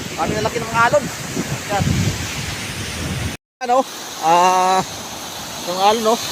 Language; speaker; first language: Filipino; non-native, local second language; Masbatenyo